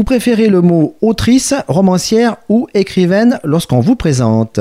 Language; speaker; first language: French; native; French